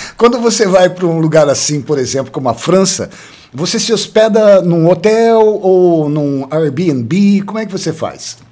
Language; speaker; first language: Portuguese; native; Portuguese